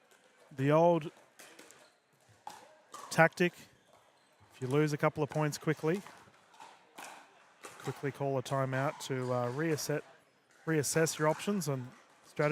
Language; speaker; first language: English; native; English